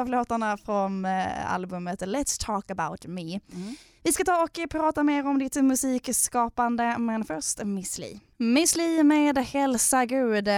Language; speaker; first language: Swedish; native; Swedish